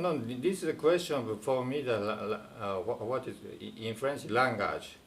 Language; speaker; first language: English; non-native, fluent; Japanese